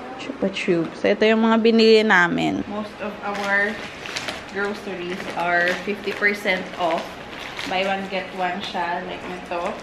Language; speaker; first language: Filipino; non-native, local second language; Hiligaynon